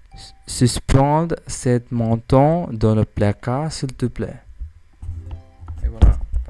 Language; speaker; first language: French; non-native, learner; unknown